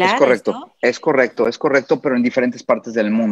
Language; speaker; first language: Spanish; native; Spanish